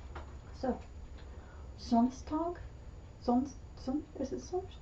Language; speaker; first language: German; non-native, learner; English